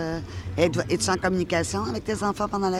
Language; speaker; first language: French; native; French